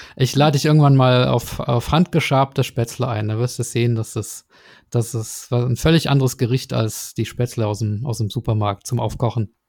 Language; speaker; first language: German; native; German